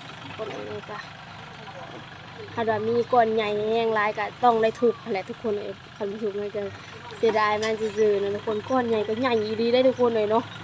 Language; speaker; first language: Thai; non-native, local second language; Lao